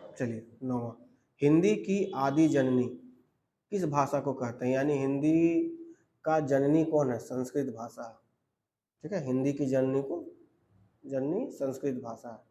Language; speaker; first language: Hindi; native; Hindi